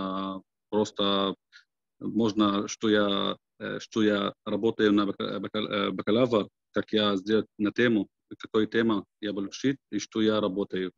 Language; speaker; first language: Russian; non-native, learner; Arabic